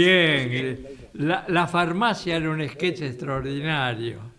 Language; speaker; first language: Spanish; native; Spanish